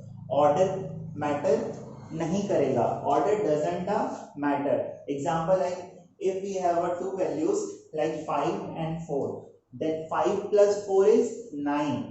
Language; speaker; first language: English; non-native, local second language; Hindi